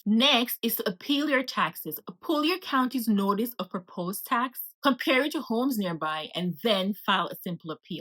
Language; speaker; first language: English; native; English